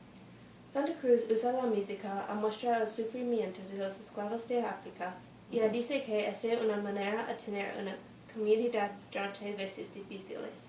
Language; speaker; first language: Spanish; non-native, learner; English